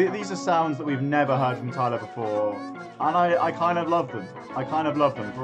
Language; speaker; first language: English; native; English